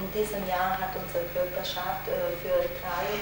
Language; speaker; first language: German; non-native, local second language; Hungarian